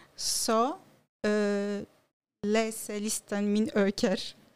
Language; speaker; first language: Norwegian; non-native, learner; Turkish